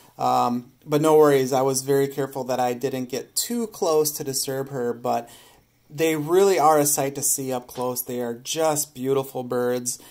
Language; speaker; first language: English; native; English